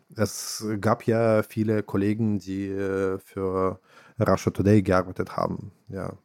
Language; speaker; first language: German; non-native, fluent; Russian